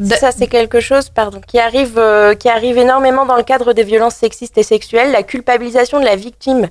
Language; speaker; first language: French; native; French